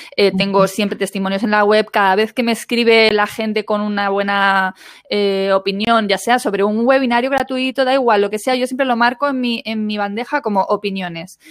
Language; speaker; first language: Spanish; native; Spanish